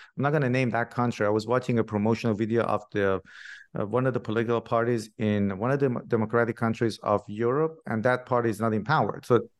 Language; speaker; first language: English; non-native, fluent; Persian